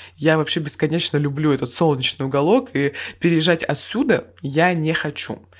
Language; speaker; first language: Russian; native; Russian